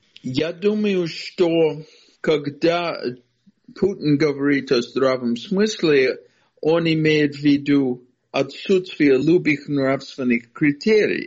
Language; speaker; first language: Russian; non-native, fluent; English